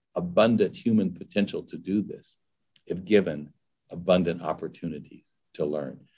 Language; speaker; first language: English; native; English